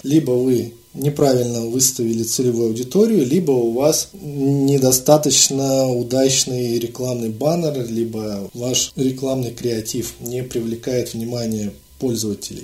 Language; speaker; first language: Russian; native; Russian